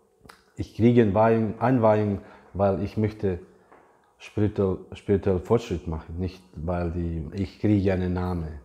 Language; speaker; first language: German; non-native, fluent; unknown